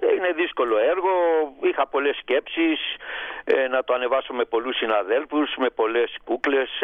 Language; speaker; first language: Greek; native; Greek